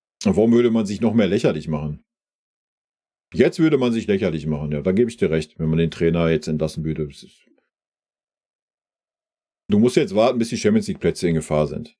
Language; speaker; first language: German; native; German